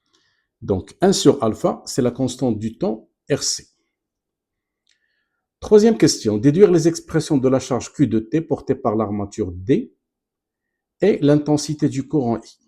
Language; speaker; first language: French; non-native, local second language; Arabic